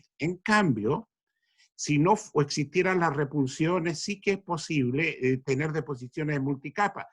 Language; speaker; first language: Spanish; native; Spanish